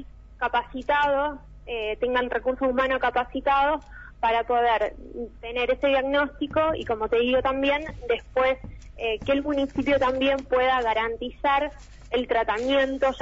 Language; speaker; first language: Spanish; native; Spanish